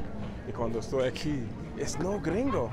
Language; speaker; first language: Spanish; non-native, learner; English